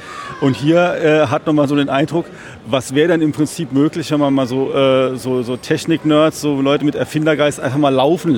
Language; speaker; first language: German; native; German